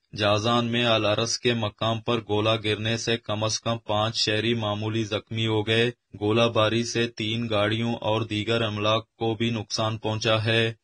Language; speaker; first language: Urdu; non-native, local second language; Baluchi